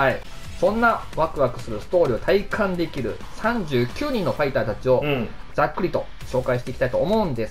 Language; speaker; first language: Japanese; native; Japanese